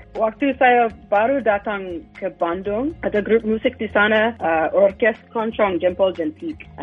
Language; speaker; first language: Indonesian; non-native, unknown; English